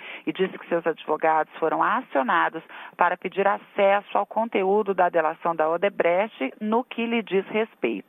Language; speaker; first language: Portuguese; native; Portuguese